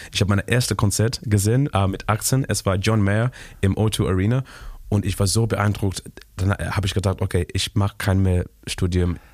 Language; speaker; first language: German; non-native, learner; Shona